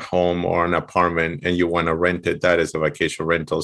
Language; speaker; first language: English; non-native, fluent; Spanish